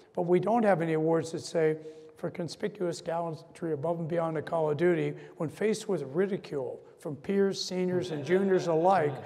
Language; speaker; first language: English; native; English